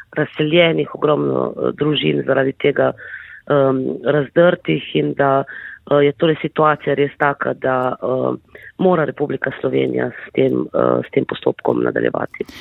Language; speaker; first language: Slovenian; native; Slovenian